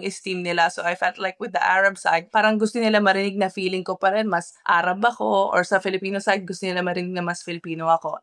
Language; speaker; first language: Filipino; early bilingual, heritage; Filipino